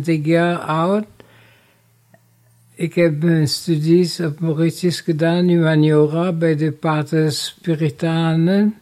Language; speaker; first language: Dutch; non-native, fluent; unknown